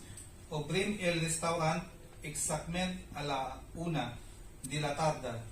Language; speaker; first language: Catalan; non-native, learner; Filipino